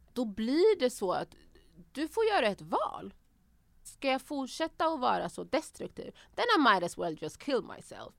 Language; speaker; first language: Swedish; early bilingual, other home language; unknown